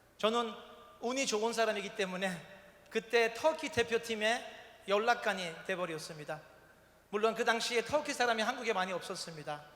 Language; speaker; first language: Korean; non-native, fluent; Turkish